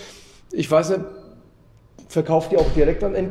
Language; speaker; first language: German; native; German